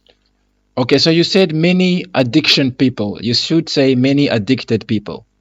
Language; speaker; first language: English; non-native, fluent; Lingala